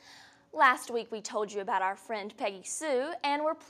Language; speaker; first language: English; native; English